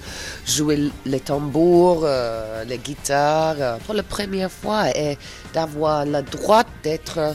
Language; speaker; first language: French; non-native, fluent; English